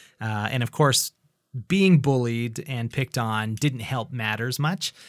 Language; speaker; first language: English; native; English